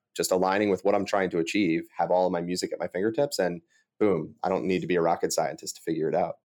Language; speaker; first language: English; native; English